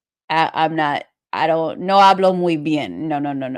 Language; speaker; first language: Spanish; non-native, learner; English